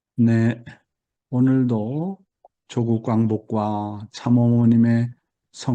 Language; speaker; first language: Korean; native; Korean